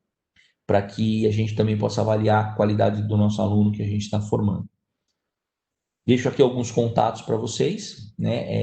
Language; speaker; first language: Portuguese; native; Portuguese